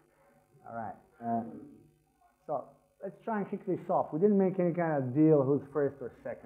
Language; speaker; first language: English; non-native, fluent; Slovenian